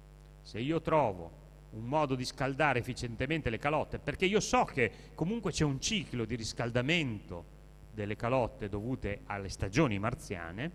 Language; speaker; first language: Italian; native; Italian